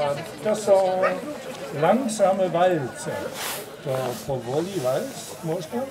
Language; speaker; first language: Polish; non-native, learner; German